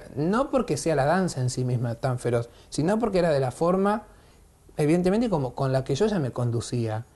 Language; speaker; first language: Spanish; native; Spanish